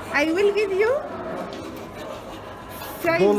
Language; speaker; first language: English; non-native, learner; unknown